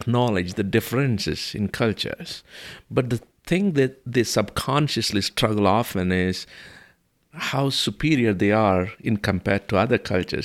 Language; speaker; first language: English; non-native, local second language; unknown